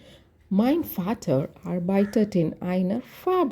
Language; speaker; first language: German; non-native, learner; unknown